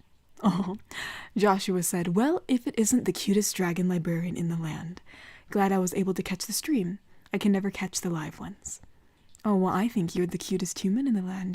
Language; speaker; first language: English; native; English